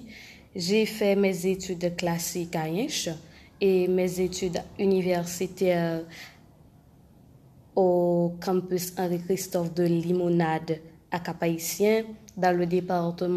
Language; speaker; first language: French; non-native, local second language; Haitian Creole